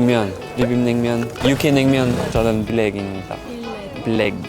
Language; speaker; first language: Korean; non-native, learner; French